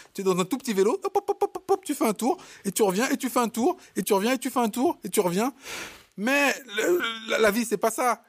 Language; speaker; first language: French; early bilingual, other home language; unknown